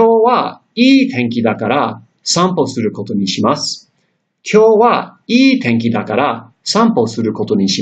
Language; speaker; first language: Japanese; non-native, fluent; English